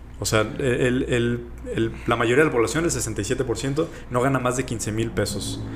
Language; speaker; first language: Spanish; native; Spanish